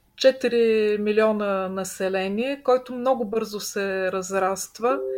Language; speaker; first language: Bulgarian; native; Bulgarian